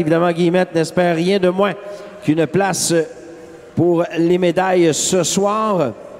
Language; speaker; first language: French; native; French